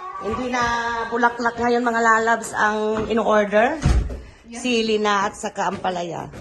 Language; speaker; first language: Filipino; non-native, local second language; Iloko